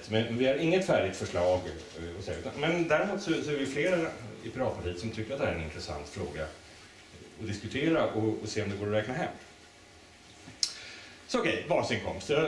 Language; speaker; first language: Swedish; native; Swedish